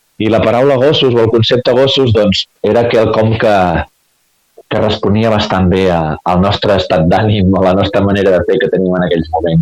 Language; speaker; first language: Catalan; native; Catalan